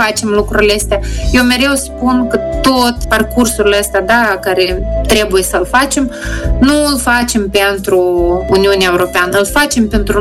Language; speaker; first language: Romanian; native; Romanian